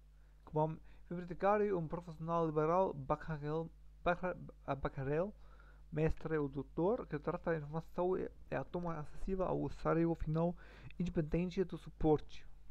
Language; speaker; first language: Portuguese; non-native, learner; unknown